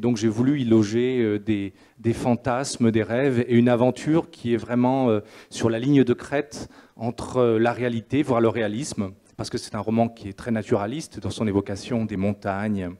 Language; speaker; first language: French; native; French